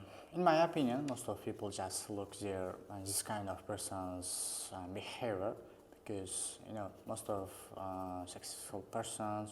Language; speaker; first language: English; non-native, learner; Uzbek